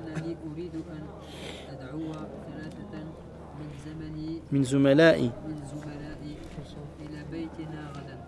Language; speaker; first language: Arabic; non-native, learner; French